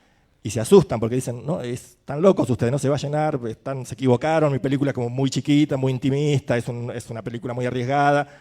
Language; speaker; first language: Spanish; native; Spanish